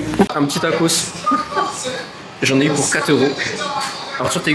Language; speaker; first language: French; native; French